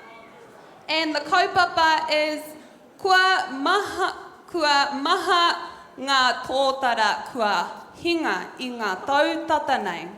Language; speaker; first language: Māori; non-native, local second language; English